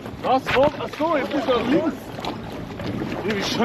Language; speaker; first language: German; native; German